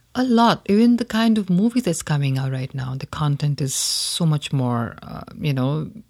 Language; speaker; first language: English; non-native, local second language; Hindi